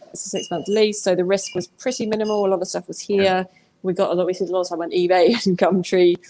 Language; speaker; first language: English; native; English